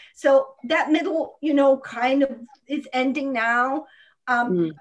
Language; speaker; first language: English; non-native, fluent; Croatian